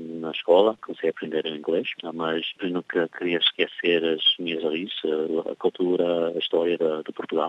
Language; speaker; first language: Portuguese; early bilingual, heritage; Portuguese